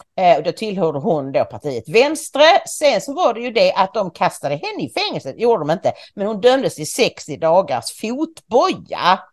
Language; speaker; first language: Swedish; native; Swedish